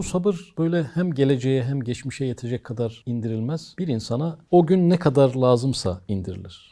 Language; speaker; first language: Turkish; native; Turkish